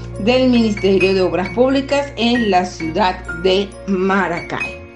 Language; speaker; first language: Spanish; native; Spanish